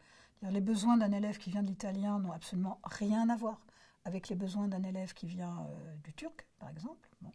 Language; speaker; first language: French; native; French